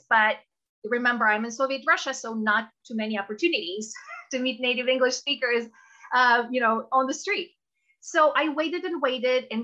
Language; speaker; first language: English; non-native, fluent; Russian